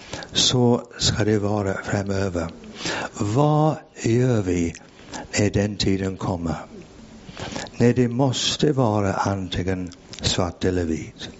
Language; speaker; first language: Swedish; non-native, fluent; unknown